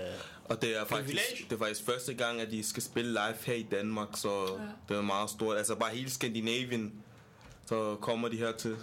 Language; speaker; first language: Danish; non-native, fluent; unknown